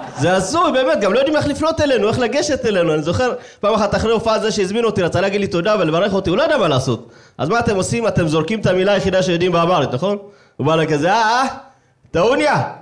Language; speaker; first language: Hebrew; early bilingual, other home language; Amharic